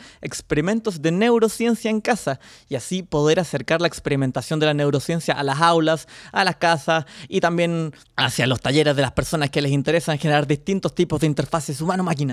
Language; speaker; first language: Spanish; native; Spanish